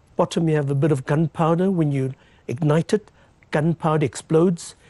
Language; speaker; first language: English; native; English